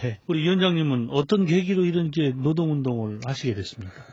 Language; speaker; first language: Korean; native; Korean